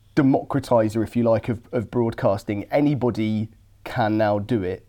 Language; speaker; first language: English; native; English